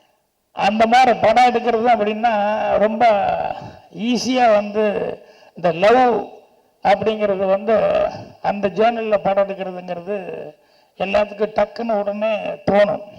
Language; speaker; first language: Tamil; native; Tamil